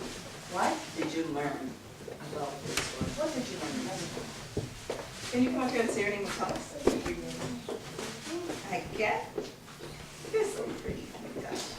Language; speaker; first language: English; early bilingual, other home language; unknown